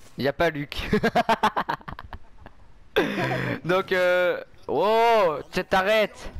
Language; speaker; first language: French; native; French